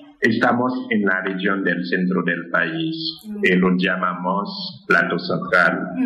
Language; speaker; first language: Spanish; non-native, fluent; Haitian Creole